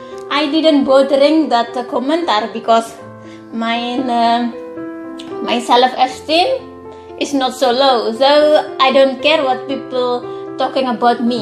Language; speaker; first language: English; non-native, learner; Indonesian